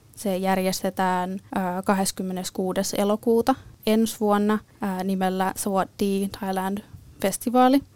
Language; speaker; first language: Finnish; native; Finnish